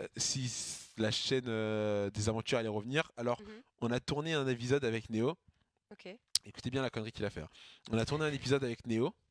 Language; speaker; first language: French; native; French